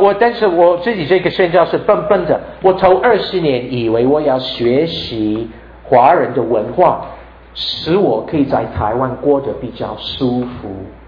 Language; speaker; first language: Chinese; non-native, fluent; English